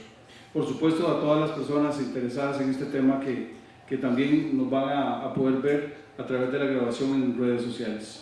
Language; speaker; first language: Spanish; native; Spanish